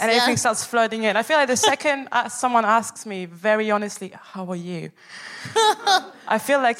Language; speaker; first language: English; non-native, fluent; French